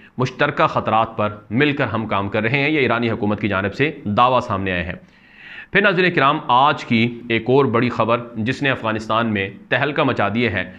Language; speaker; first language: Urdu; native; Urdu